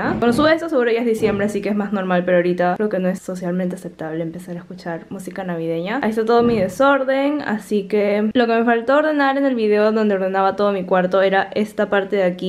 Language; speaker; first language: Spanish; native; Spanish